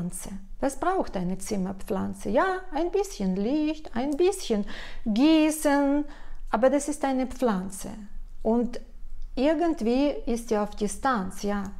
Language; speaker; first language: German; non-native, fluent; Russian